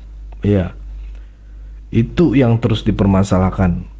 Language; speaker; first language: Indonesian; native; Indonesian